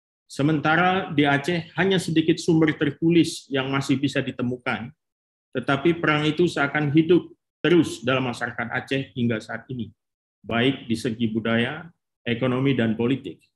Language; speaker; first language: Indonesian; native; Indonesian